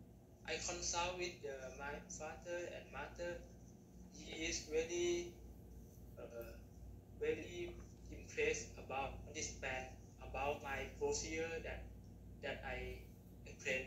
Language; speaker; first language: English; non-native, learner; Thai